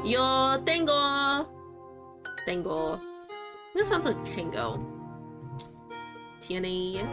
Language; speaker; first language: Spanish; non-native, learner; English